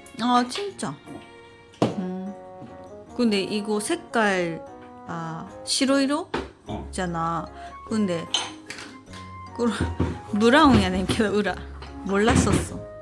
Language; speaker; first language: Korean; non-native, learner; Japanese